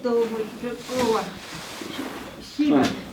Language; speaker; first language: Russian; non-native, local second language; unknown